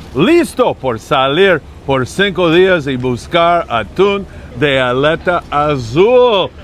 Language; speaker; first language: Spanish; non-native, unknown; English